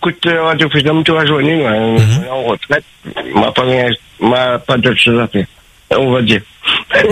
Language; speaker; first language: French; non-native, local second language; Réunion Creole French